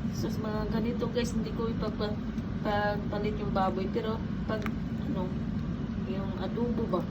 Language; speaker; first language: Filipino; native; Filipino